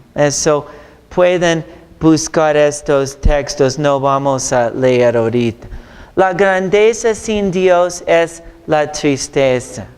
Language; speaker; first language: Spanish; non-native, fluent; English